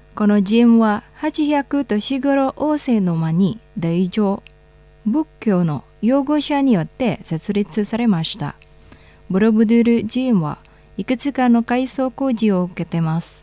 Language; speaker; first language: Japanese; non-native, fluent; Indonesian